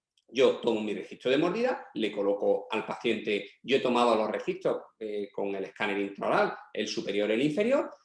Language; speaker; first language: Spanish; native; Spanish